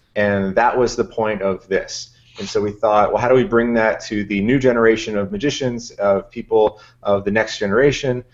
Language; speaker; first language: English; native; English